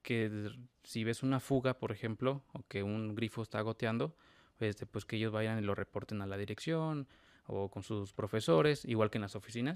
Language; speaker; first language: Spanish; native; Spanish